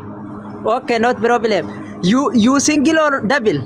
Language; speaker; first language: English; non-native, learner; Oromo